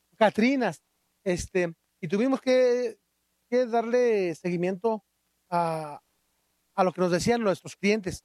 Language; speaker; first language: Spanish; non-native, local second language; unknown